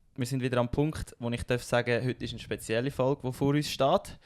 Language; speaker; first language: German; native; German